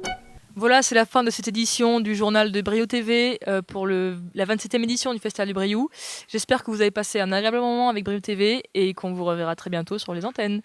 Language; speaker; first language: French; native; French